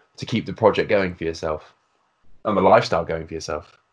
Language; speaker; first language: English; native; English